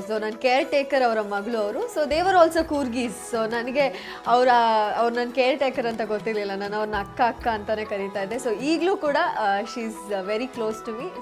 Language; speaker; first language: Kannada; non-native, local second language; Kodava